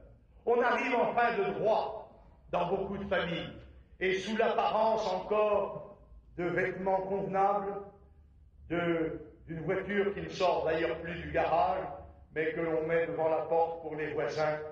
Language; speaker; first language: French; native; French